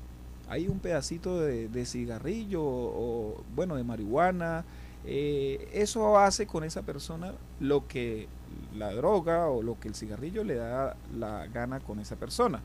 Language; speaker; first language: Spanish; native; Spanish